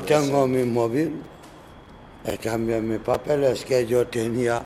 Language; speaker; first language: Spanish; non-native, learner; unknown